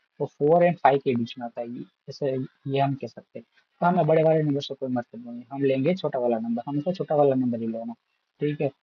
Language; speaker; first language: Hindi; non-native, local second language; Gujarati